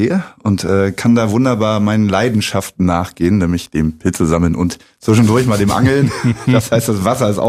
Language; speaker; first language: German; native; German